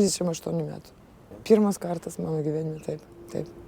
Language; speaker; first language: Lithuanian; early bilingual, other home language; Russian